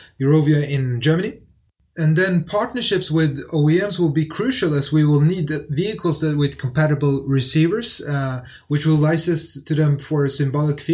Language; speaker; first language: English; non-native, fluent; Swedish